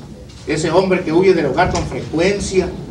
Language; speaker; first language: Spanish; native; Spanish